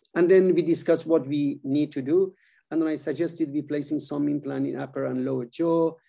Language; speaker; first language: English; non-native, fluent; Persian